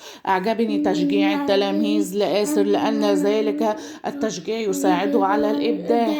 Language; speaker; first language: Arabic; native; Arabic